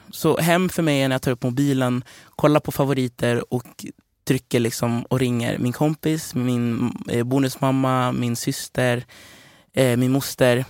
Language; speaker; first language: Swedish; early bilingual, other home language; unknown